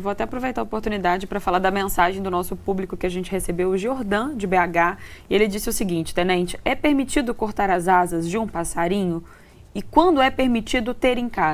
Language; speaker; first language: Portuguese; native; Portuguese